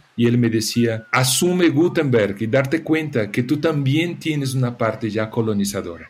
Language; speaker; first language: Spanish; non-native, fluent; Portuguese